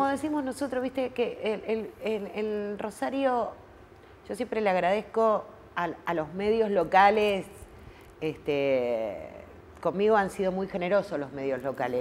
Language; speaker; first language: Spanish; native; Spanish